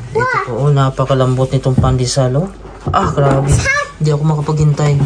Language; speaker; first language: Filipino; native; Filipino